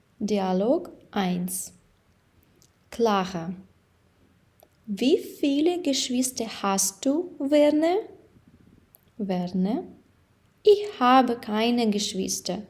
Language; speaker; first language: German; non-native, fluent; Ukrainian